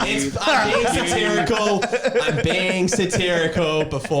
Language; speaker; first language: English; native; English